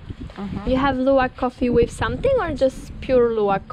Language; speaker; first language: English; non-native, fluent; Polish